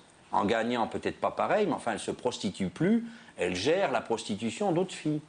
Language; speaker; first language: French; native; French